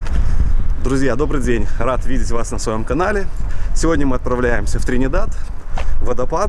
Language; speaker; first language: Russian; native; Russian